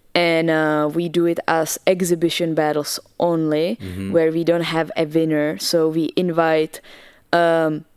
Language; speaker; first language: English; non-native, fluent; Czech